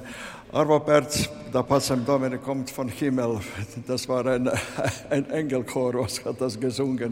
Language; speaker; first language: German; non-native, fluent; Latvian